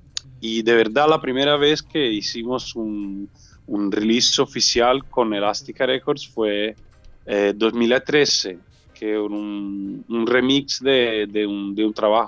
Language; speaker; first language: Spanish; non-native, learner; Italian